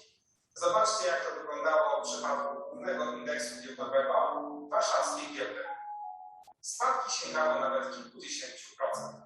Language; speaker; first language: Polish; native; Polish